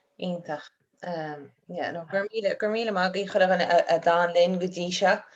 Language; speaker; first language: Irish; native; Irish